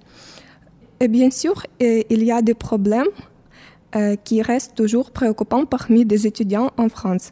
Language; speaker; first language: French; non-native, fluent; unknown